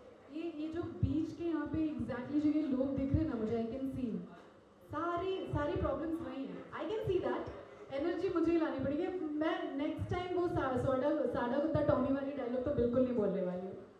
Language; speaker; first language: Hindi; native; Hindi